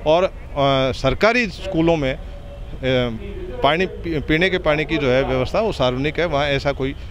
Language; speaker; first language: Hindi; native; Hindi